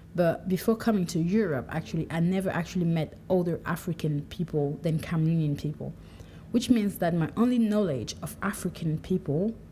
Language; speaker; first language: English; non-native, local second language; French